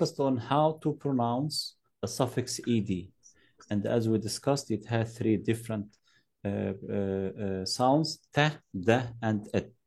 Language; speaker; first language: English; non-native, fluent; Arabic